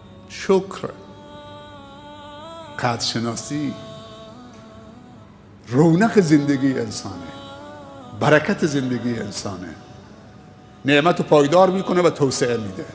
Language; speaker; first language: Persian; native; Persian